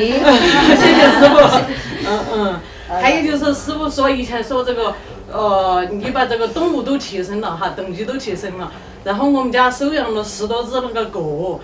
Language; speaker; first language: Chinese; native; Chinese